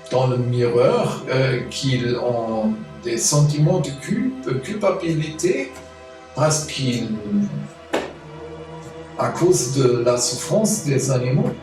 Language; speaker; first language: French; non-native, fluent; German